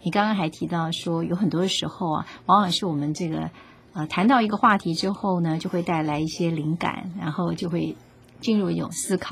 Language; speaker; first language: Chinese; native; Chinese